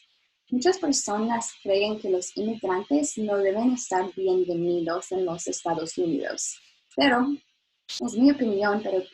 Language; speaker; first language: Spanish; non-native, learner; English